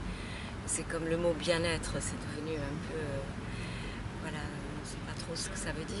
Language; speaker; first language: French; non-native, fluent; English